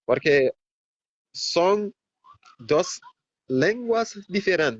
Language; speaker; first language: Spanish; non-native, fluent; Haitian Creole